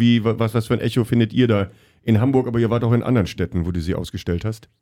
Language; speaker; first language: German; native; German